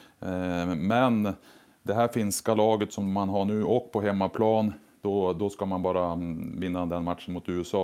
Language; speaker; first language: Swedish; native; Swedish